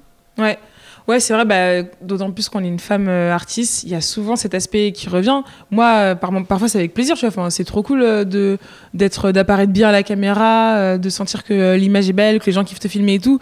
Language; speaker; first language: French; native; French